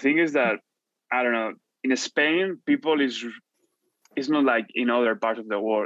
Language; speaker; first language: English; non-native, fluent; Spanish